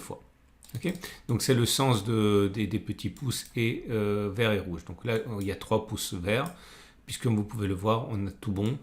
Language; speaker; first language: French; native; French